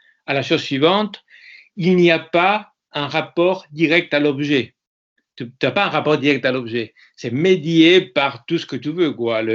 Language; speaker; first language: French; non-native, fluent; Spanish